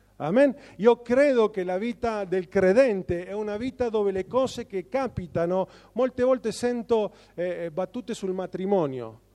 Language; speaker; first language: Italian; non-native, fluent; Spanish